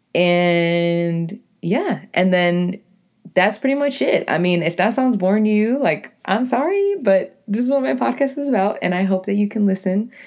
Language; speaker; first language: English; native; English